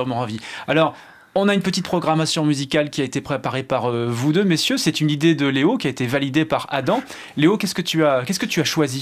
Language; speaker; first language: French; native; French